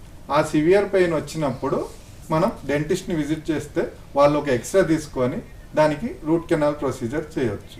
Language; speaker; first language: Telugu; native; Telugu